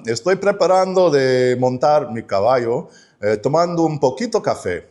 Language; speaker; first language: Spanish; non-native, learner; English